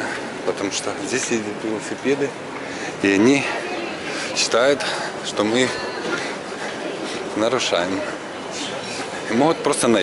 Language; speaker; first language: Russian; native; Russian